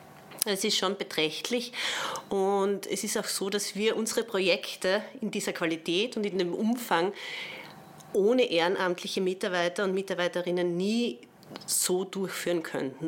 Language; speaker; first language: German; native; German